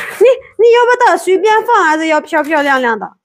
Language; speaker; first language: Chinese; non-native, fluent; Indonesian